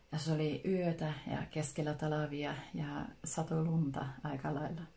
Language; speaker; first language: Finnish; early bilingual, heritage; Finnish